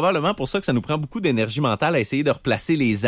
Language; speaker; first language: French; native; French